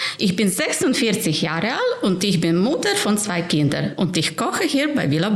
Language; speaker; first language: German; non-native, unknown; Ukrainian